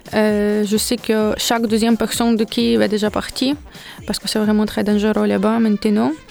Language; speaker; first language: French; non-native, learner; Ukrainian